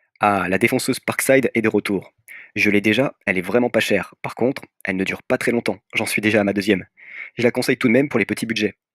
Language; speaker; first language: French; native; French